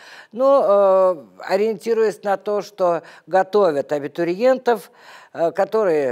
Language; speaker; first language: Russian; native; Russian